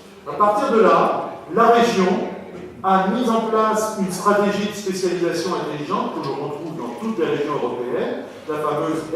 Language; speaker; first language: French; native; French